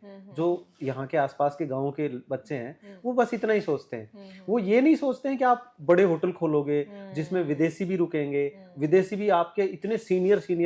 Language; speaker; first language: Hindi; native; Hindi